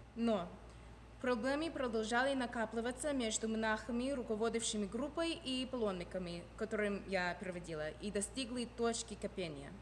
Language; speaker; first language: Russian; non-native, fluent; English